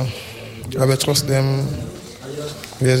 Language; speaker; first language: German; non-native, learner; French